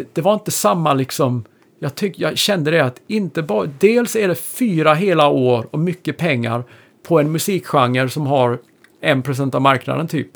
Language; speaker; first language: Swedish; native; Swedish